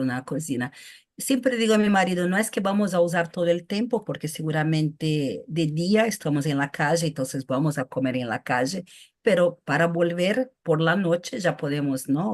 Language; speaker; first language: Spanish; non-native, fluent; Portuguese